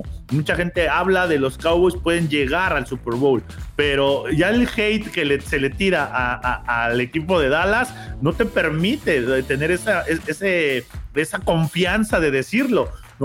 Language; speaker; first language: Spanish; native; Spanish